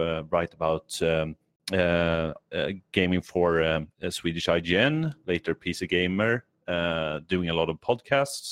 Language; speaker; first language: English; non-native, fluent; Swedish